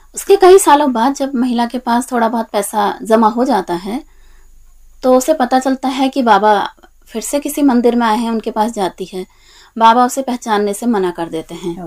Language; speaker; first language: Hindi; native; Hindi